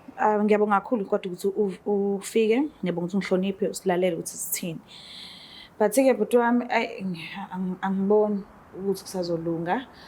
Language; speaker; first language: Zulu; native; Zulu